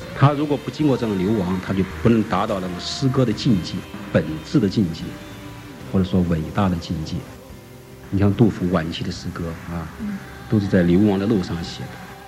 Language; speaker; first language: Chinese; native; Chinese